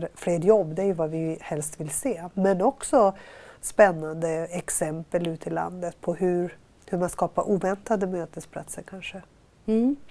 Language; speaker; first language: Swedish; native; Swedish